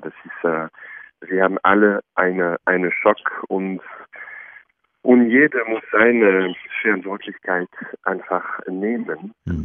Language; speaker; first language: German; non-native, fluent; French